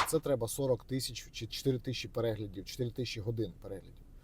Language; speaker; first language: Ukrainian; native; Ukrainian